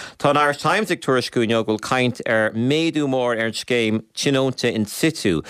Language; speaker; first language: Irish; native; Irish